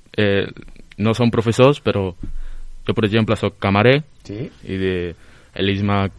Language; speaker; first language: Catalan; non-native, local second language; Spanish